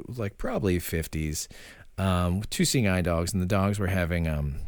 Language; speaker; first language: English; native; English